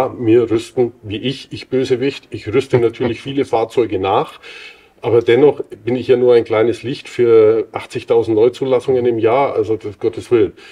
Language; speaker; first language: German; native; German